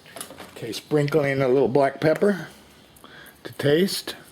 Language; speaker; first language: English; native; English